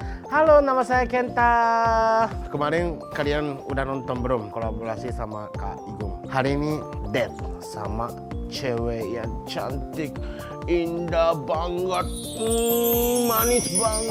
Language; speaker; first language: Indonesian; non-native, learner; Japanese